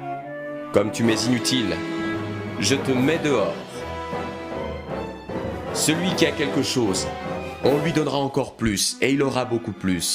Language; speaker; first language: French; native; French